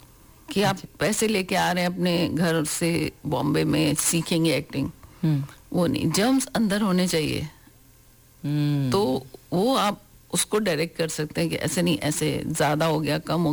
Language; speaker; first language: Hindi; native; Hindi